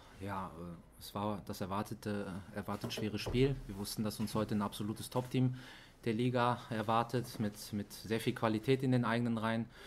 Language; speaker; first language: German; early bilingual, other home language; Greek